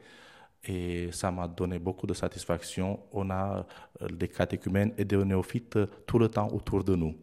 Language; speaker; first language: French; non-native, fluent; Romanian